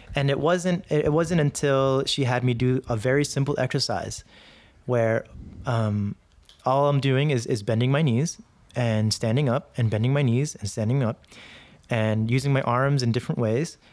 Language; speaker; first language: English; native; English